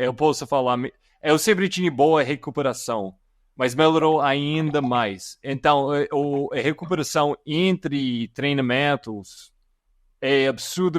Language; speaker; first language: Portuguese; non-native, fluent; English